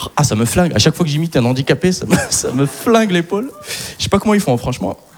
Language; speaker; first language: French; early bilingual, other home language; Arabic